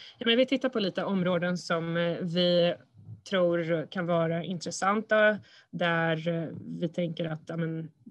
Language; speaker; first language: Swedish; early bilingual, other home language; Russian